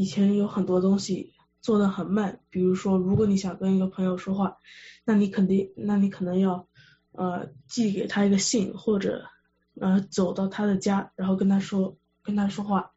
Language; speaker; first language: Chinese; early bilingual, heritage; Chinese